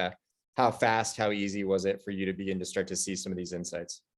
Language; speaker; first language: English; native; English